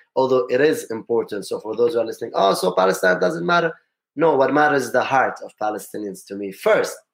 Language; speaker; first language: English; non-native, fluent; Arabic